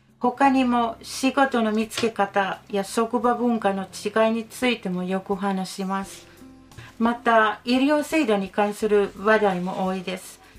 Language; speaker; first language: Japanese; non-native, fluent; Finnish